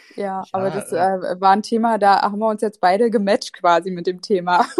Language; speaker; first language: German; native; German